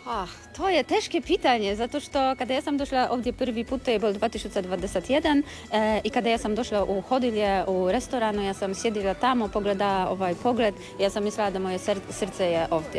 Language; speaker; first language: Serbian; non-native, learner; Polish